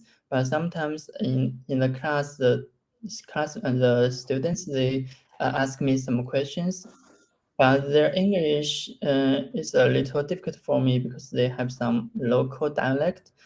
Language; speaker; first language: English; non-native, learner; Chinese